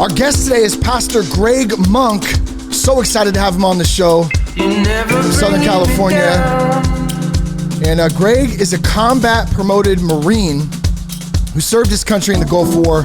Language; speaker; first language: English; native; English